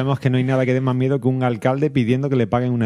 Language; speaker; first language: Spanish; native; Spanish